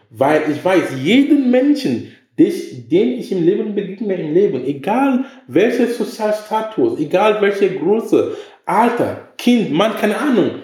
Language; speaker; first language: German; non-native, fluent; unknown